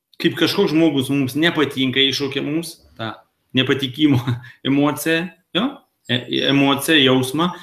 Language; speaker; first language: Lithuanian; non-native, local second language; Russian